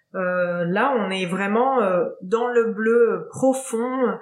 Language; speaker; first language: French; native; French